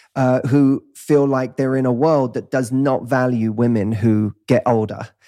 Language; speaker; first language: English; native; English